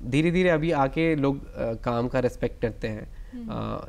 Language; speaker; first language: Hindi; native; Hindi